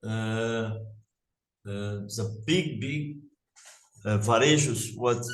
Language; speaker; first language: English; non-native, learner; Portuguese